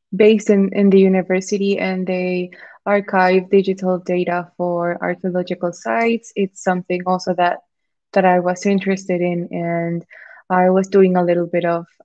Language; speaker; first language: English; non-native, fluent; Spanish